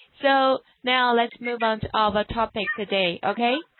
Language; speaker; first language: English; non-native, fluent; Chinese